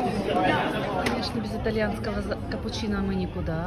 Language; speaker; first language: Russian; native; Russian